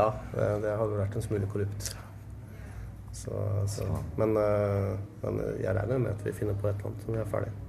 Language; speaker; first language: Norwegian; native; Norwegian